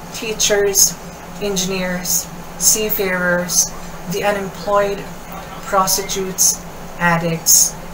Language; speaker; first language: English; non-native, local second language; Kinaray-a